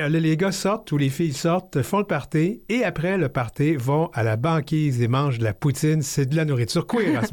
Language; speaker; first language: French; native; French